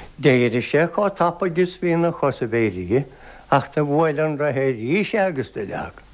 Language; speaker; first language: Irish; native; Irish